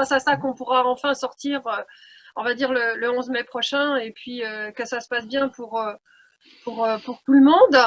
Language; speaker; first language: French; native; French